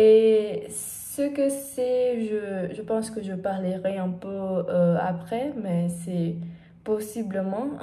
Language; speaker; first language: French; non-native, learner; Portuguese